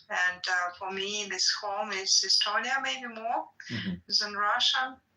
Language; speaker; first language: English; non-native, learner; Russian